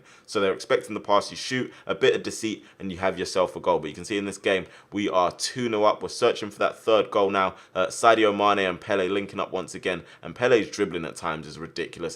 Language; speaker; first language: English; native; English